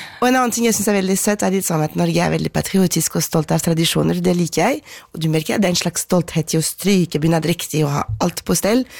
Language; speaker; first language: Norwegian; non-native, fluent; French